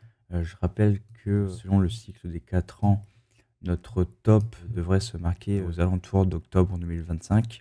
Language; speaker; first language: French; native; French